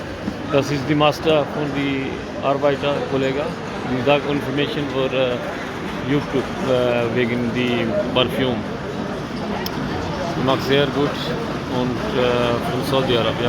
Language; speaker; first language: German; non-native, learner; Urdu